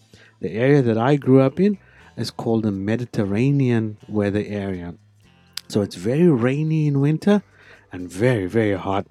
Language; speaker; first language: English; non-native, local second language; Afrikaans